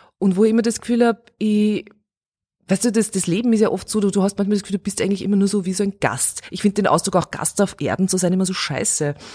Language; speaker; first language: German; early bilingual, other home language; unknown